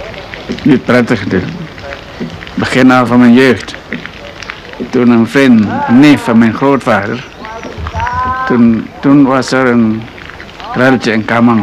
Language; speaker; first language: Dutch; non-native, local second language; Indonesian